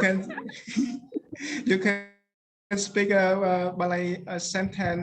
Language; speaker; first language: English; non-native, learner; Khmer